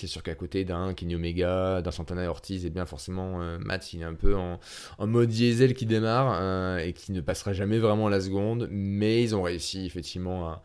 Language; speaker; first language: French; native; French